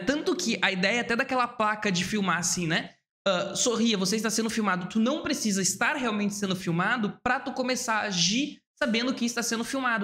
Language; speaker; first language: Portuguese; native; Portuguese